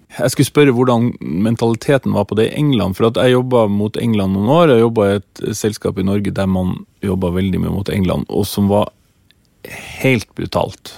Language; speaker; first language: Norwegian; native; Norwegian